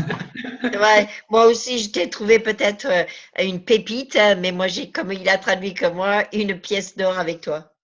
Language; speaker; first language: French; native; French